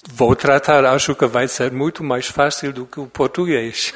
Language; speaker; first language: Portuguese; non-native, fluent; German